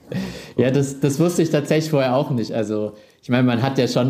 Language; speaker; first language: German; native; German